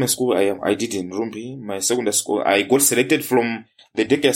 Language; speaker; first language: English; non-native, local second language; Tumbuka